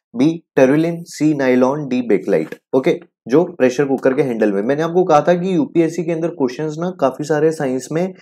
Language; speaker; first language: Hindi; native; Hindi